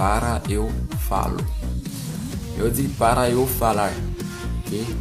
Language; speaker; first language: Portuguese; non-native, learner; Haitian Creole